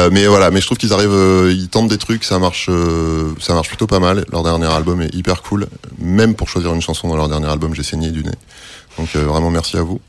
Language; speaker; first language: French; native; French